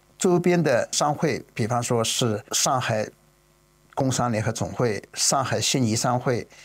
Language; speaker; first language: Chinese; native; Chinese